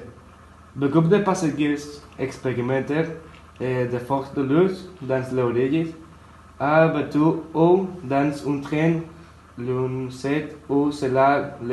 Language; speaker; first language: French; non-native, learner; Spanish